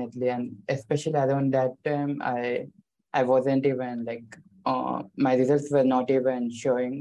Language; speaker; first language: English; non-native, local second language; Telugu